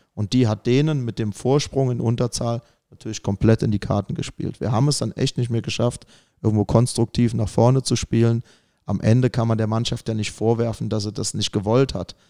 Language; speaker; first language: German; native; German